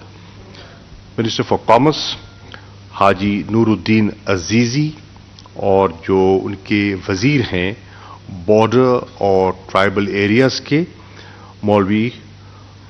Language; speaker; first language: Urdu; non-native, local second language; Saraiki